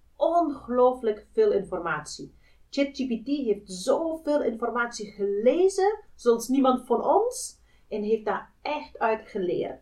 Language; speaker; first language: Dutch; non-native, fluent; German